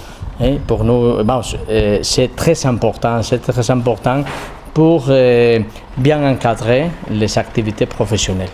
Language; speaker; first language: French; non-native, fluent; Spanish